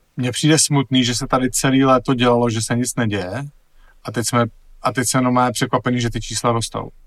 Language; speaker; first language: Czech; native; Czech